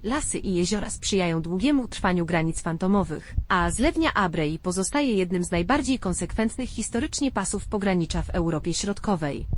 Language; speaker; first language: Polish; native; Polish